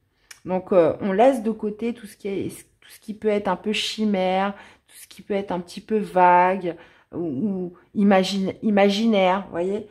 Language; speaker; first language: French; native; French